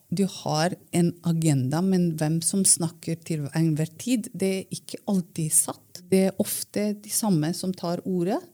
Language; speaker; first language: Norwegian; non-native, fluent; Romanian